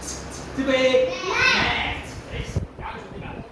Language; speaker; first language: Arabic; native; Arabic